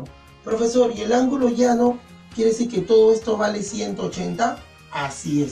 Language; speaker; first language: Spanish; native; Spanish